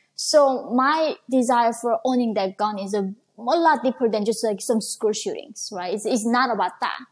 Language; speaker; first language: English; non-native, fluent; Korean